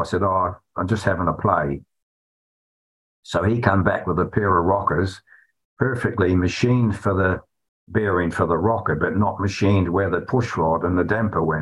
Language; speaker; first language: English; native; English